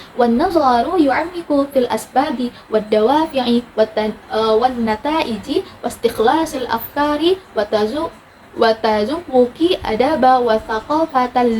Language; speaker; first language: Arabic; non-native, learner; Indonesian